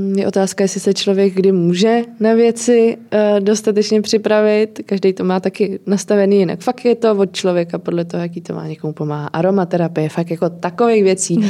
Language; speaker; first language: Czech; native; Czech